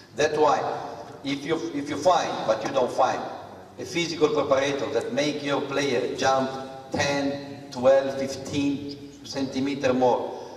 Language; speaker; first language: English; non-native, fluent; Italian